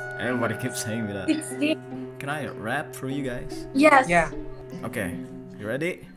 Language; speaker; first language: English; non-native, fluent; Indonesian